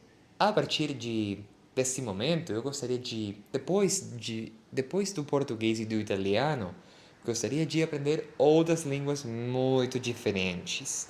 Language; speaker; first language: Portuguese; non-native, fluent; Spanish